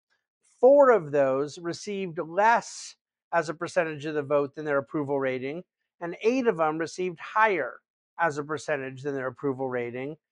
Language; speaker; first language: English; native; English